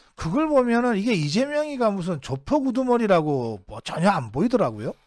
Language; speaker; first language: Korean; native; Korean